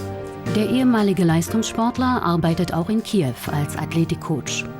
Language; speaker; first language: German; native; German